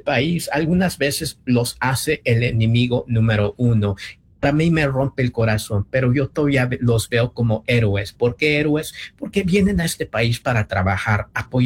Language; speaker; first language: Spanish; early bilingual, heritage; Spanish